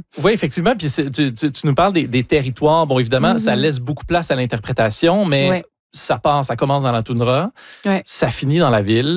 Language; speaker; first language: French; native; French